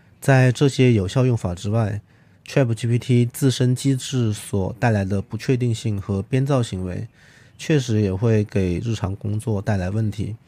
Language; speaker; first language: Chinese; non-native, local second language; Cantonese